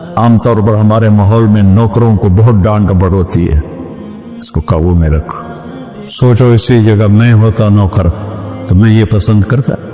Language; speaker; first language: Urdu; non-native, local second language; Punjabi